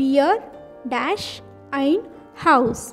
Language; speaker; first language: German; non-native, learner; English